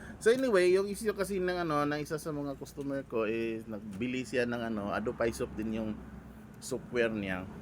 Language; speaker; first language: Filipino; non-native, local second language; Cebuano